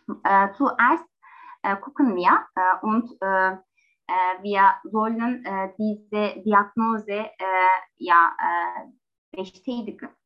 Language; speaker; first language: German; non-native, learner; Turkish